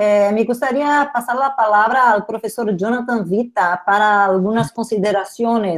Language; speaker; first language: Spanish; non-native, learner; Portuguese